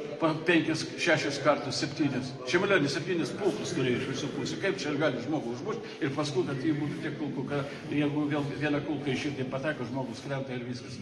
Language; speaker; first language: Lithuanian; non-native, local second language; Russian